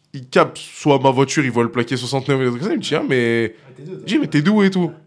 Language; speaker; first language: French; native; French